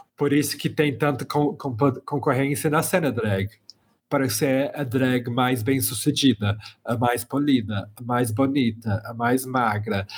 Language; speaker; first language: Portuguese; non-native, fluent; English